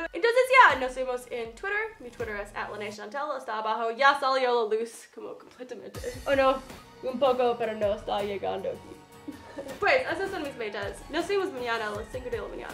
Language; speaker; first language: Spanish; non-native, fluent; English